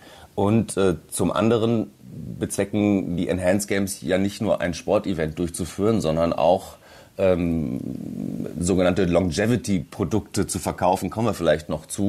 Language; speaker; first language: German; native; German